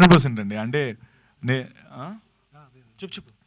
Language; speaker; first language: Telugu; native; Telugu